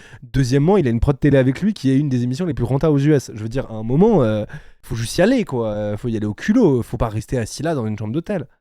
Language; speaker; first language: French; native; French